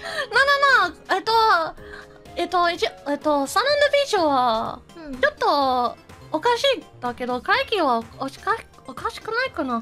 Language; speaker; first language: Japanese; non-native, learner; English